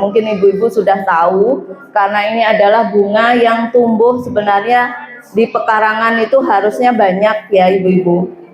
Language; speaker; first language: Indonesian; non-native, local second language; Javanese